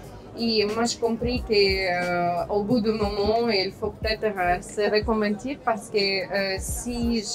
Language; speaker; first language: French; non-native, fluent; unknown